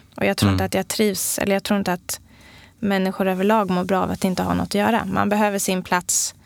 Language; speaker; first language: Swedish; native; Swedish